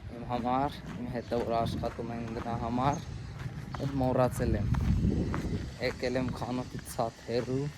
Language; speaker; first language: Armenian; non-native, learner; Hindi